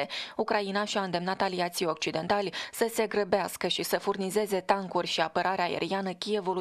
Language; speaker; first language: Romanian; native; Romanian